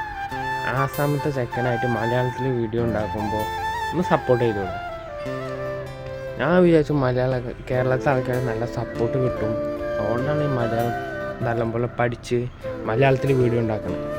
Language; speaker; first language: Malayalam; non-native, local second language; Assamese